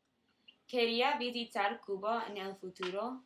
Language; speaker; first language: Spanish; non-native, learner; English